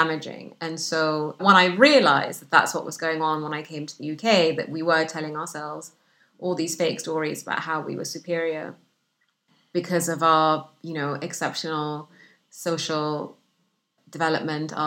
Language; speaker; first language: English; non-native, fluent; Arabic